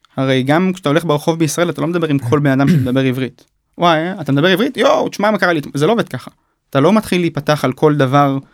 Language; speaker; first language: Hebrew; native; Hebrew